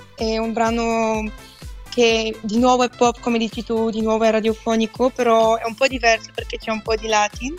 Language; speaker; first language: Italian; non-native, fluent; Bulgarian